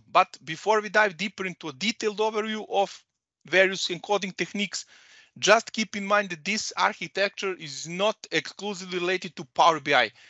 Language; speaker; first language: English; non-native, fluent; Serbian